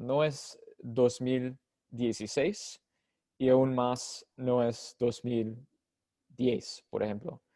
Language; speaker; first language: Spanish; non-native, fluent; English